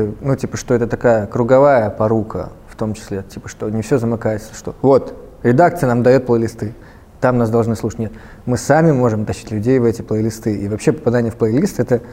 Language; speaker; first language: Russian; native; Russian